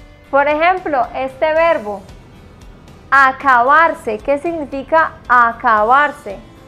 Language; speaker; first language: Spanish; native; Spanish